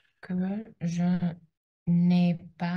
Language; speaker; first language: French; non-native, learner; Russian